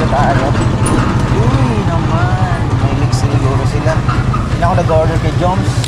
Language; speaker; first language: Filipino; non-native, local second language; Bikol